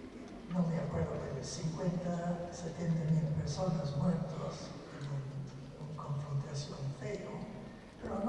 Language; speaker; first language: Spanish; non-native, fluent; English